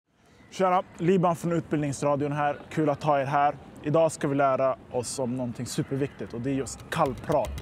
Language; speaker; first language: Swedish; native; Swedish